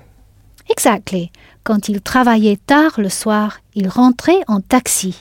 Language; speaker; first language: French; non-native, fluent; English